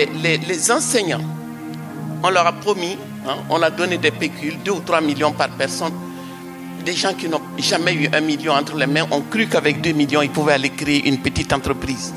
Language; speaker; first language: French; non-native, local second language; Bambara